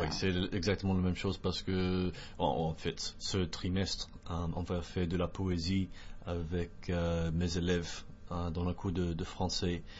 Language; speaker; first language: French; non-native, fluent; English